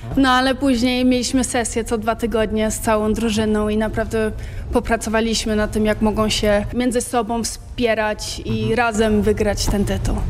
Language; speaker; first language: Polish; early bilingual, heritage; Polish